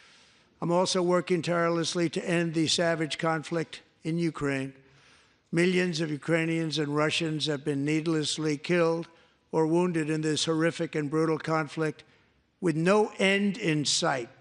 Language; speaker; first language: English; native; English